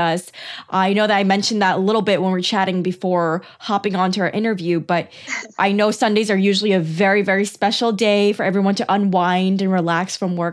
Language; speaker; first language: English; early bilingual, other home language; Chinese